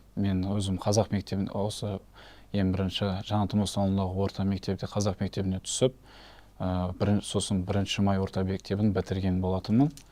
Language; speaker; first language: Kazakh; non-native, local second language; Turkish